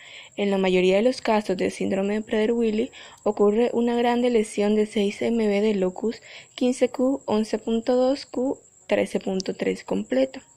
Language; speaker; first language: Spanish; native; Spanish